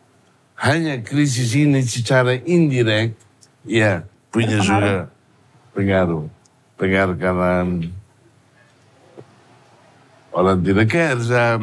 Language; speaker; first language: Indonesian; non-native, learner; Tetum